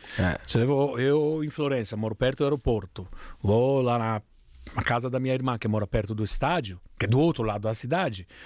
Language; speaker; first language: Portuguese; non-native, fluent; Italian